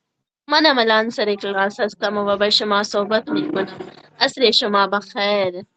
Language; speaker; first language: Persian; non-native, learner; Urdu